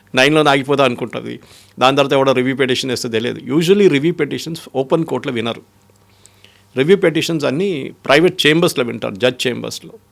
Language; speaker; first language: Telugu; non-native, fluent; Malayalam